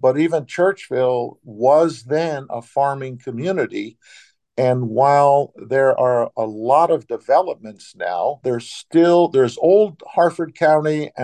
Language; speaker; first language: English; native; English